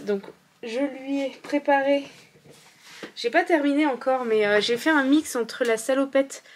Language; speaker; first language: French; native; French